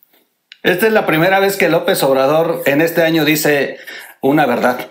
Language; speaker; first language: Spanish; native; Spanish